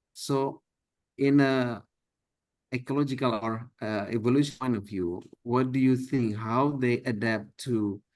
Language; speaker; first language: English; non-native, fluent; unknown